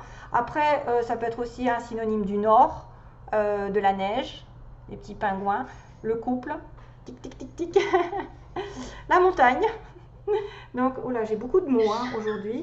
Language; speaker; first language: French; native; French